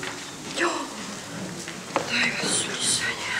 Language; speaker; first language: Finnish; non-native, learner; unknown